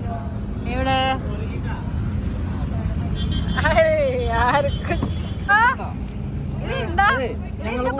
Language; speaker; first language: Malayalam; non-native, learner; Hindi